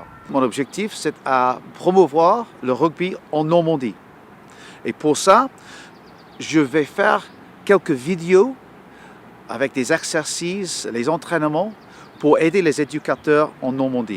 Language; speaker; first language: French; non-native, fluent; English